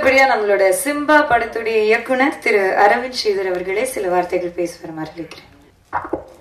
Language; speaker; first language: Tamil; native; Tamil